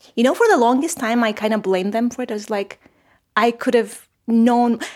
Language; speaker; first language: English; non-native, fluent; Armenian